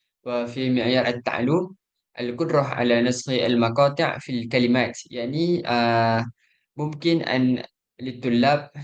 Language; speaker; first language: Arabic; non-native, learner; Malay